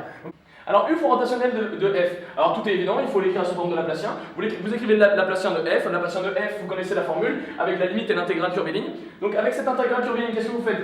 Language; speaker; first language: French; native; French